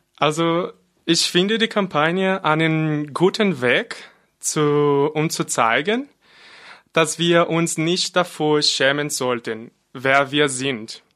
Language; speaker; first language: German; non-native, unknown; Portuguese